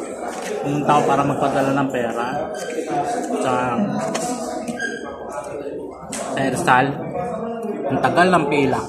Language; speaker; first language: Filipino; native; Filipino